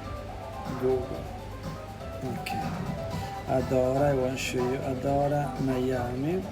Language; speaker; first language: English; non-native, learner; Italian